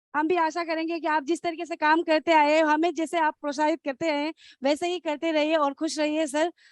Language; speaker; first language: Hindi; non-native, local second language; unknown